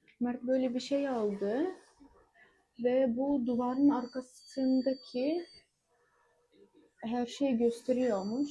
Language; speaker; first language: Turkish; non-native, fluent; Ukrainian